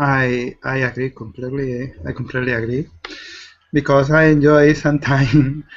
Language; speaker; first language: English; non-native, learner; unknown